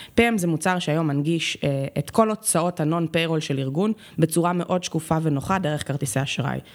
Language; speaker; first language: Hebrew; native; Hebrew